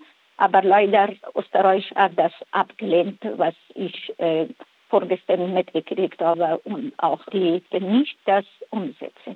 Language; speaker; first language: German; non-native, fluent; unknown